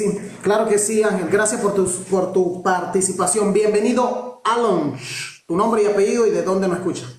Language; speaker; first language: Spanish; non-native, local second language; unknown